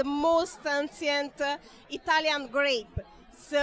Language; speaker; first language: English; non-native, learner; Italian